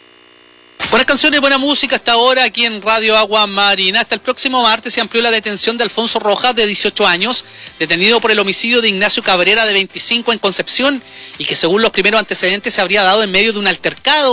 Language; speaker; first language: Spanish; native; Spanish